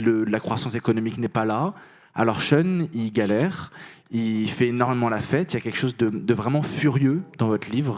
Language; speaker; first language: French; native; French